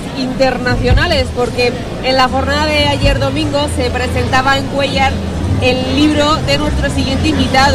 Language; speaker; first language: Spanish; native; Spanish